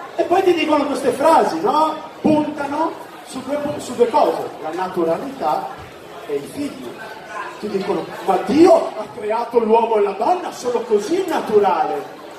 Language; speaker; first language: Italian; early bilingual, other home language; Arabic